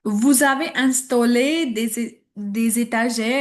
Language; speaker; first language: French; non-native, fluent; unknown